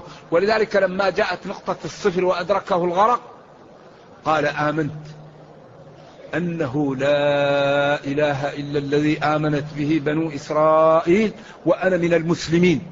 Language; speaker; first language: Arabic; native; Arabic